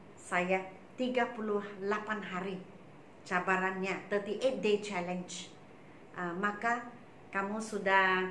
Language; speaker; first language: Malay; non-native, local second language; Chinese